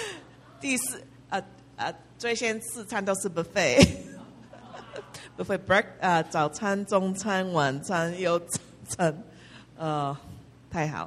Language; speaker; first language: Chinese; early bilingual, heritage; English